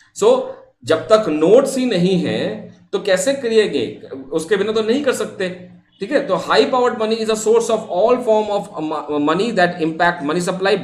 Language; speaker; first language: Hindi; non-native, local second language; Bangla